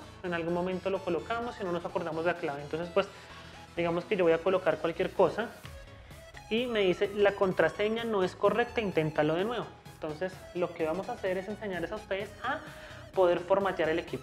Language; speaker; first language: Spanish; native; Spanish